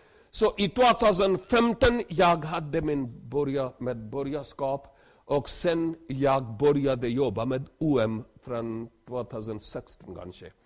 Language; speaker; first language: Swedish; non-native, learner; Urdu